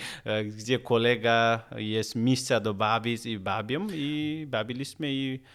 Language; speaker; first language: Polish; non-native, learner; Nepali